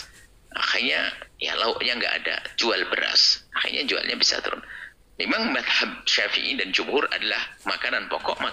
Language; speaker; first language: Indonesian; native; Indonesian